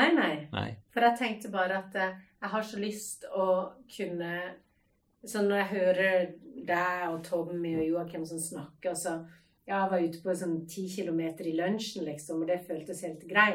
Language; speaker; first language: Norwegian; native; Norwegian